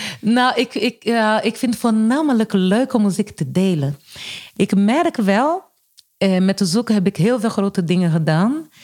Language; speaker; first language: Dutch; non-native, fluent; Portuguese